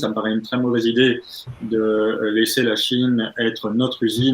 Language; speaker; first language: French; native; French